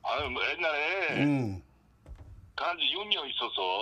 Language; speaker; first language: Korean; non-native, learner; Japanese